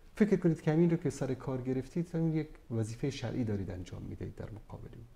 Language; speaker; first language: Persian; native; Persian